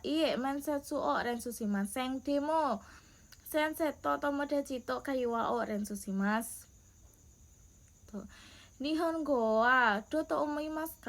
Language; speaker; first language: Japanese; non-native, learner; Indonesian